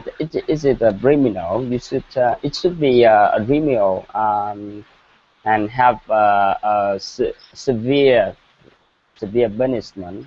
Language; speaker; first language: English; non-native, learner; Vietnamese